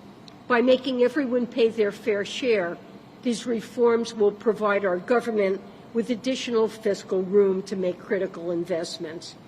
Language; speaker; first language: English; native; English